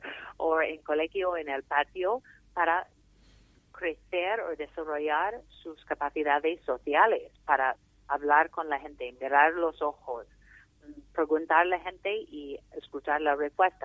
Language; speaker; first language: Spanish; non-native, fluent; English